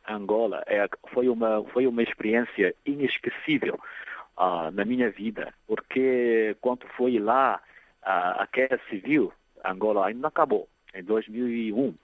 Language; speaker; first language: Portuguese; non-native, fluent; Chinese